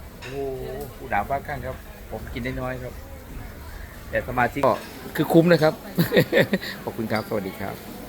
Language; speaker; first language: Thai; native; Thai